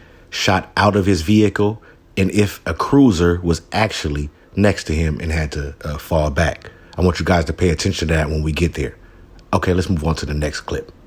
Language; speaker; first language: English; native; English